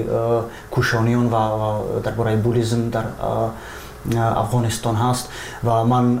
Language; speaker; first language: Persian; non-native, fluent; Czech